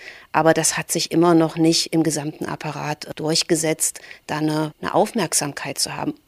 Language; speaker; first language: German; native; German